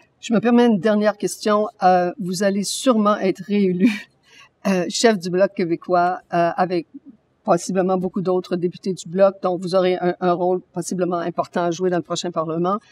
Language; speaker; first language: French; native; French